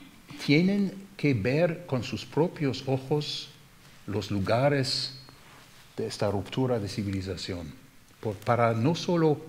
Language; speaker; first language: Spanish; non-native, fluent; German